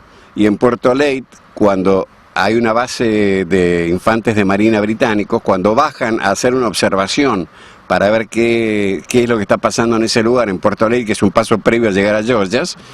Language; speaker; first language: Spanish; native; Spanish